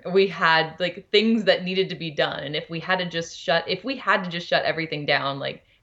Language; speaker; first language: English; native; English